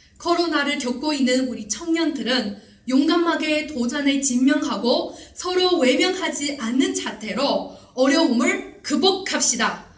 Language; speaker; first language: Korean; non-native, fluent; Chinese